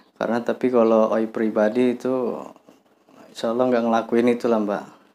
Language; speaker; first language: Indonesian; native; Indonesian